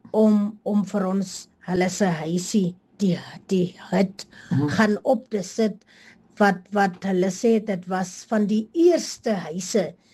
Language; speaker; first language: Afrikaans; native; Afrikaans